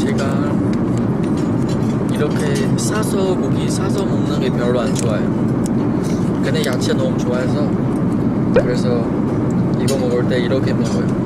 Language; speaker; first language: Korean; non-native, learner; Chinese